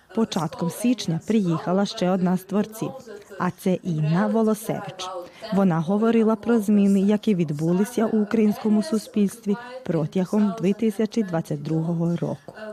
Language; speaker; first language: Ukrainian; early bilingual, heritage; Ukrainian